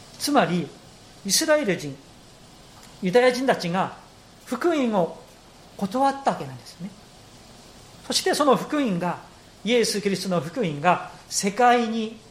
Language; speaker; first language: Japanese; non-native, fluent; Korean